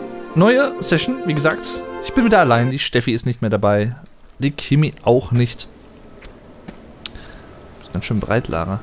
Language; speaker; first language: German; native; German